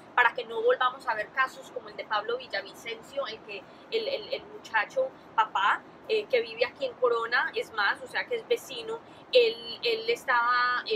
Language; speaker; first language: Spanish; early bilingual, heritage; Spanish